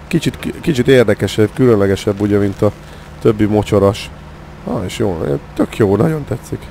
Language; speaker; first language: Hungarian; native; Hungarian